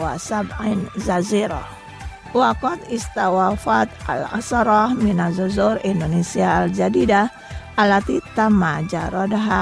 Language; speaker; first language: Arabic; non-native, fluent; Indonesian